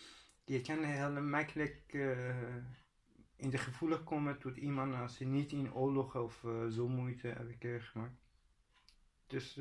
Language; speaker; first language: Dutch; non-native, learner; Persian